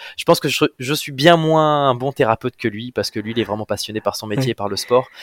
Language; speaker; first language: French; native; French